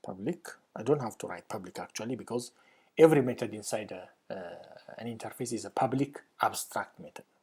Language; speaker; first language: English; non-native, local second language; Amharic